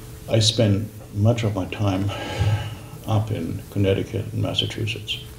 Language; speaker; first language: English; non-native, fluent; German